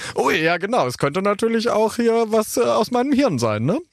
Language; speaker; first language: German; native; German